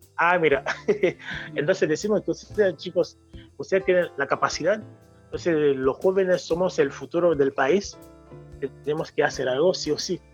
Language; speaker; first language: Spanish; non-native, fluent; Haitian Creole